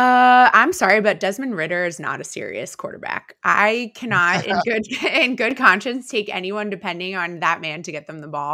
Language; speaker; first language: English; native; English